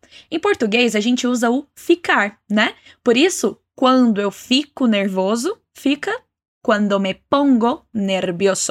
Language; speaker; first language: Portuguese; native; Portuguese